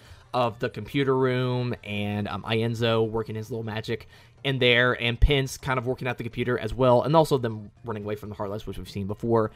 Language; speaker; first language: English; native; English